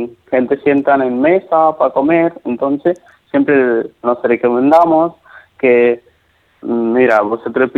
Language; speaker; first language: Spanish; non-native, learner; Nepali